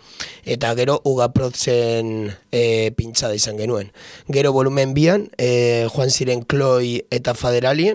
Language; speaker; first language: Basque; non-native, local second language; Spanish